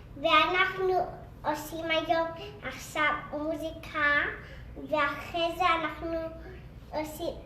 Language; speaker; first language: Hebrew; early bilingual, heritage; Hebrew